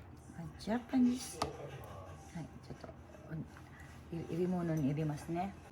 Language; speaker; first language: Japanese; non-native, learner; Cebuano